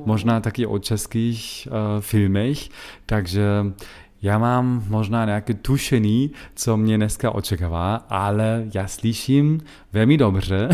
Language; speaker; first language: Czech; non-native, learner; German